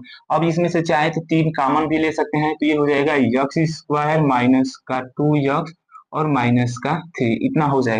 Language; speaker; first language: Hindi; native; Hindi